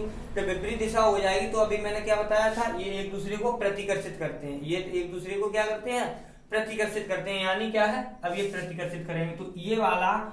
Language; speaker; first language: Hindi; native; Hindi